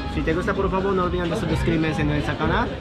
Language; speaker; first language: Spanish; non-native, learner; Japanese